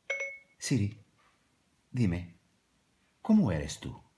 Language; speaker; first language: Spanish; non-native, learner; Portuguese